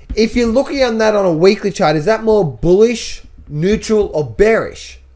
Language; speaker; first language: English; native; English